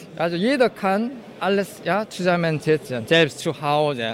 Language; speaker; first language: German; non-native, fluent; Korean